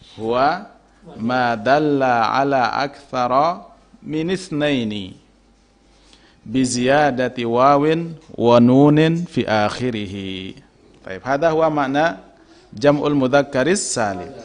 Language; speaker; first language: Arabic; non-native, fluent; Indonesian